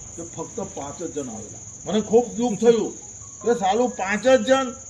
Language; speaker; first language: Gujarati; native; Gujarati